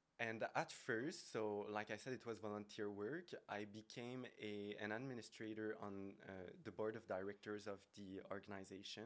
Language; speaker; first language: English; native; English